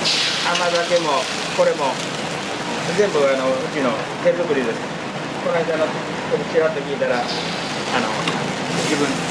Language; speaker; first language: Japanese; native; Japanese